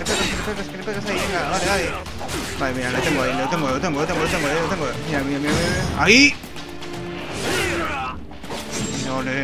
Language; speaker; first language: Spanish; native; Spanish